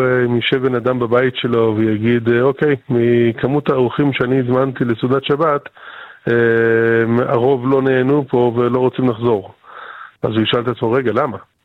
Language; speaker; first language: Hebrew; early bilingual, other home language; English